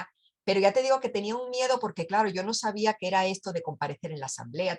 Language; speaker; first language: Spanish; native; Spanish